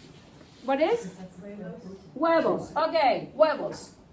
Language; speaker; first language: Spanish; non-native, fluent; English